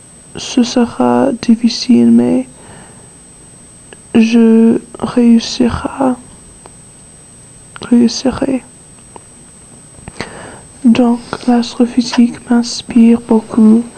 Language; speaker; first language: French; non-native, learner; English